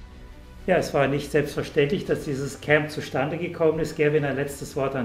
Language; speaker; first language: German; native; German